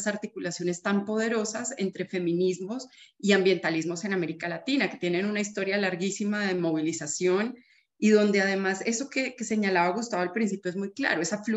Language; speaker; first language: Spanish; native; Spanish